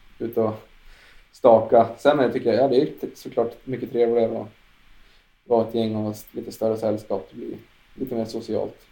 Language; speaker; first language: Swedish; native; Swedish